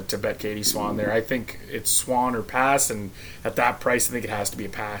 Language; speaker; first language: English; native; English